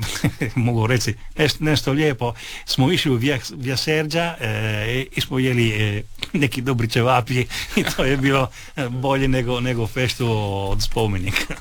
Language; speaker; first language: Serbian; non-native, fluent; Italian